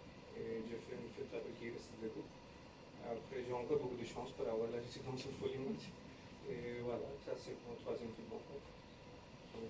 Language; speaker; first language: French; non-native, learner; English